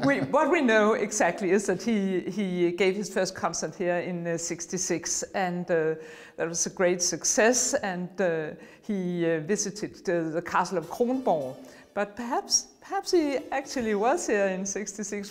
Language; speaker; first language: English; non-native, fluent; Danish